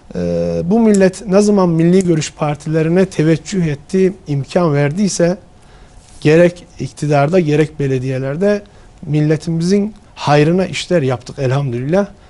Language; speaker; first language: Turkish; native; Turkish